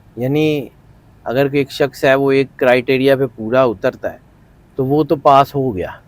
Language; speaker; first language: Urdu; non-native, local second language; Punjabi